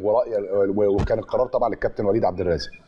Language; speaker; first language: Arabic; native; Arabic